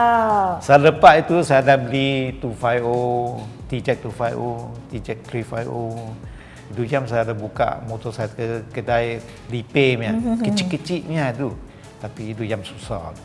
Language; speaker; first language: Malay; non-native, local second language; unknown